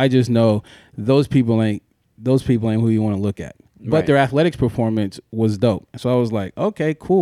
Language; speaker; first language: English; native; English